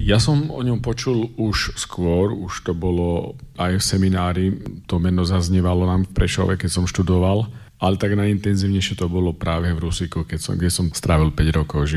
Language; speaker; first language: Slovak; native; Slovak